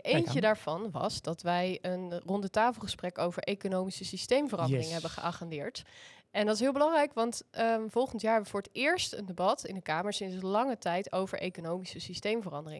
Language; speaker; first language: Dutch; native; Dutch